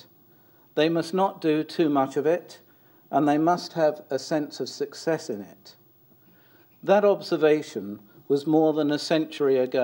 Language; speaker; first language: English; native; English